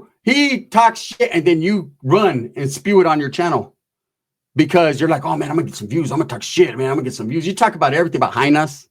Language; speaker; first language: English; native; English